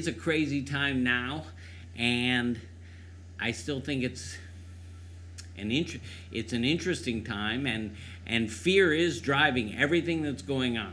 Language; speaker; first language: English; native; English